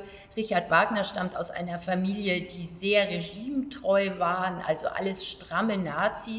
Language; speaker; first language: German; native; German